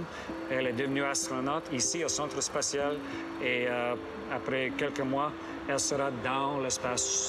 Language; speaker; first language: French; non-native, fluent; English